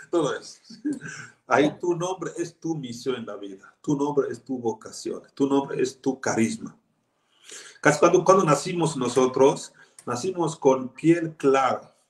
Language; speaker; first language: Spanish; non-native, fluent; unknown